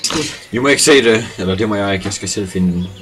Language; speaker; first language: Danish; native; Danish